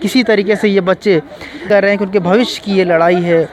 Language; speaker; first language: Hindi; native; Hindi